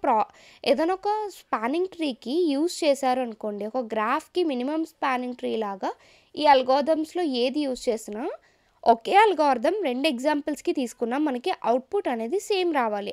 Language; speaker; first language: Telugu; native; Telugu